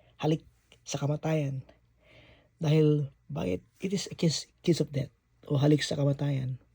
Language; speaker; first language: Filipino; non-native, local second language; Iloko